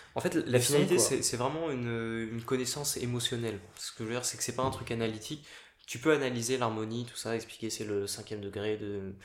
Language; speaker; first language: French; native; French